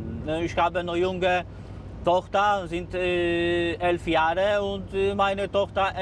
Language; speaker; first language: German; non-native, learner; Polish